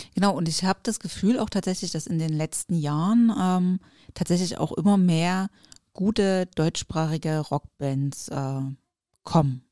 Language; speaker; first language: German; native; German